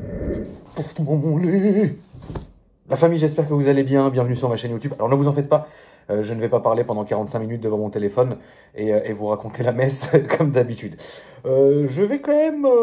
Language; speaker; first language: French; native; French